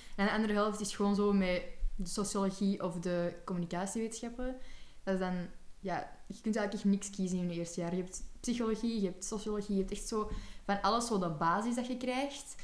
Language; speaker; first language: Dutch; native; Dutch